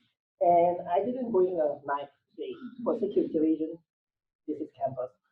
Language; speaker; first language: English; non-native, learner; Korean